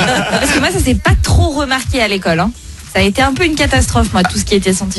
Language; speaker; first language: French; native; French